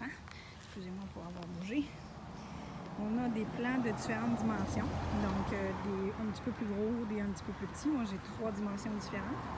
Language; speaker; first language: French; native; French